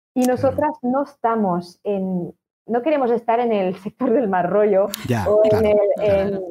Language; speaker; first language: Spanish; non-native, fluent; French